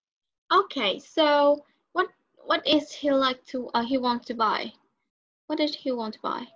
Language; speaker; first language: English; non-native, learner; Vietnamese